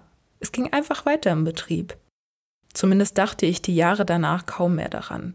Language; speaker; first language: German; native; German